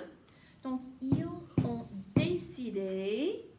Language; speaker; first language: French; non-native, fluent; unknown